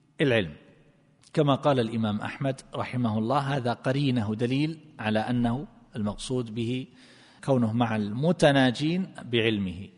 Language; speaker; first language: Arabic; native; Arabic